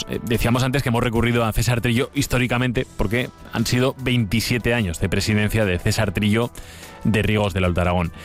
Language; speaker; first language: Spanish; native; Spanish